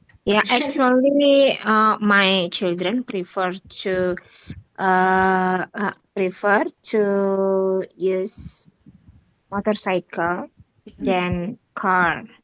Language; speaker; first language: English; non-native, learner; Indonesian